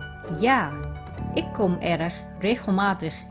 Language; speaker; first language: Dutch; non-native, fluent; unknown